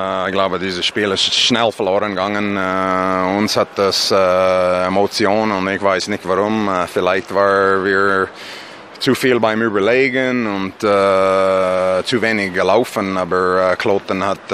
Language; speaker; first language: German; non-native, fluent; English